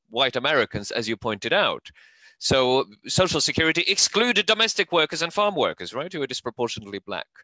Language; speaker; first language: English; non-native, fluent; Norwegian